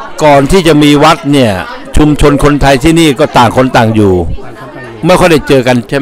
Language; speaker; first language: Thai; native; Thai